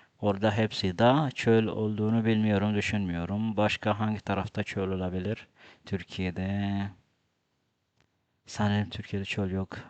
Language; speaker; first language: Turkish; non-native, fluent; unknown